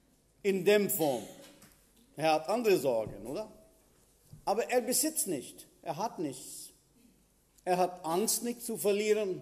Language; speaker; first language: German; non-native, fluent; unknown